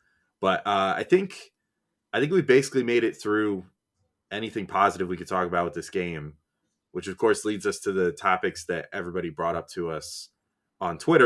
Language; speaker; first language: English; native; English